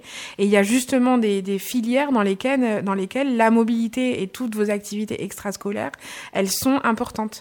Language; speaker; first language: French; native; French